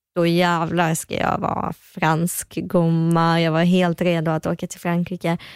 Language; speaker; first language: Swedish; early bilingual, other home language; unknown